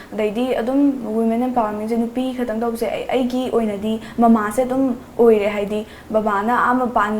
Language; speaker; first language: Manipuri; native; Manipuri